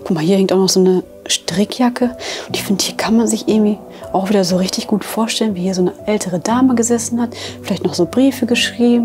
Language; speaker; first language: German; native; German